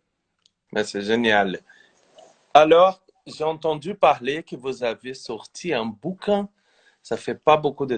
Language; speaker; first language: French; non-native, fluent; Portuguese